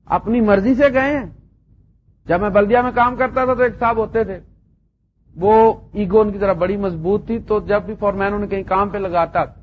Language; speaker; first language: Urdu; non-native, local second language; Punjabi